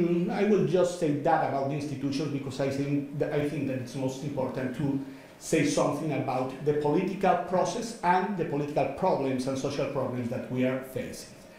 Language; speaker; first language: English; non-native, fluent; Spanish